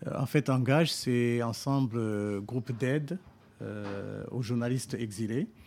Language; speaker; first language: French; non-native, local second language; Rundi